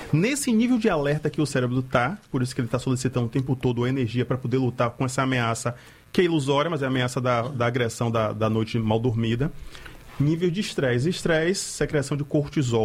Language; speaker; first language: Portuguese; native; Portuguese